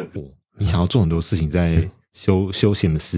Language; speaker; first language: German; non-native, learner; Chinese